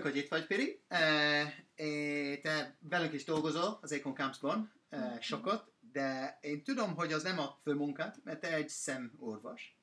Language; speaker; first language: Hungarian; non-native, learner; English